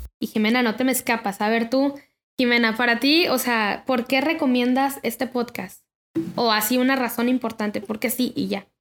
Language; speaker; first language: Spanish; native; Spanish